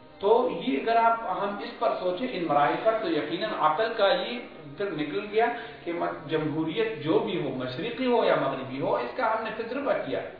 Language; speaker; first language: Urdu; non-native, local second language; Pashto